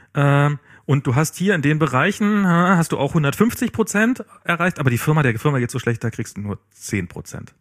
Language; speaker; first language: German; native; German